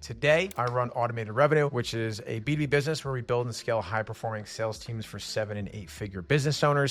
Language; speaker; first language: English; native; English